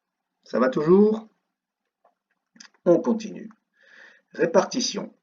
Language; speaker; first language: French; native; French